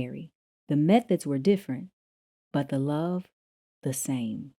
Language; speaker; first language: English; native; English